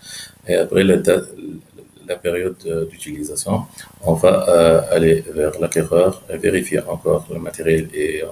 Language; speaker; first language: French; non-native, local second language; Arabic